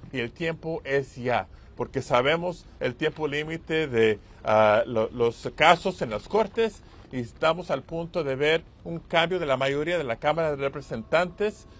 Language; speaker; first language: Spanish; early bilingual, heritage; Spanish